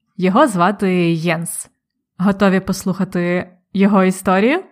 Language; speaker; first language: Ukrainian; native; Ukrainian